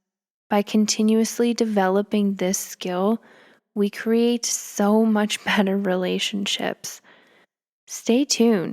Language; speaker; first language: English; native; English